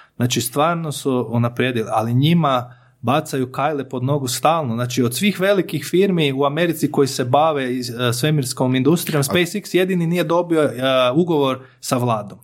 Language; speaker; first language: Croatian; native; Croatian